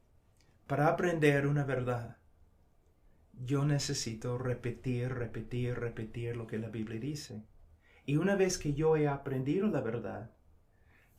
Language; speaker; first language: Spanish; non-native, fluent; English